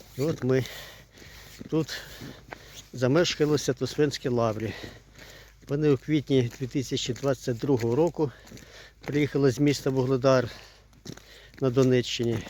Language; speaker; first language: Ukrainian; native; Ukrainian